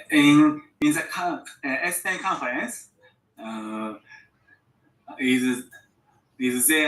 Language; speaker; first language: English; non-native, learner; Japanese